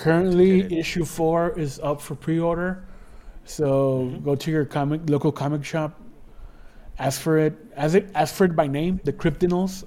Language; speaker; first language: English; early bilingual, other home language; Spanish